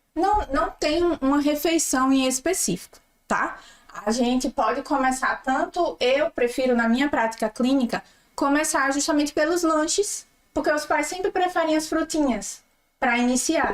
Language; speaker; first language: Portuguese; native; Portuguese